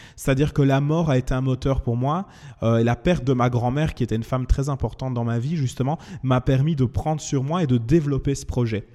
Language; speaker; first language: French; native; French